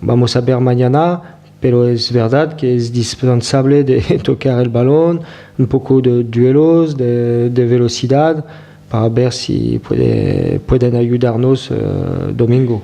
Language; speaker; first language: Spanish; non-native, fluent; French